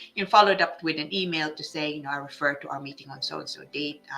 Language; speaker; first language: English; non-native, local second language; Filipino